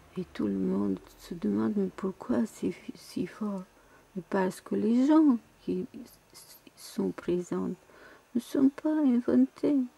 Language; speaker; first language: French; non-native, fluent; Bulgarian